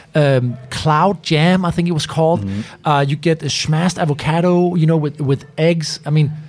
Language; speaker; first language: English; non-native, fluent; Danish